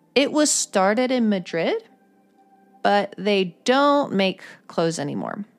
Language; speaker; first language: English; native; English